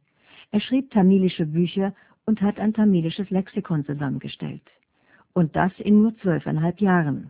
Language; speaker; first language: German; native; German